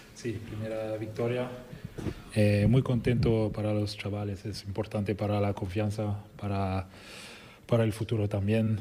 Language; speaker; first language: Spanish; non-native, fluent; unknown